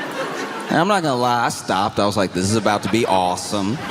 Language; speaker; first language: English; native; English